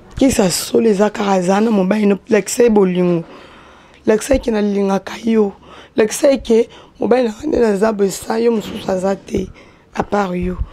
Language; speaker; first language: Lingala; native; Lingala